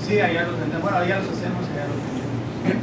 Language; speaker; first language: Spanish; native; Spanish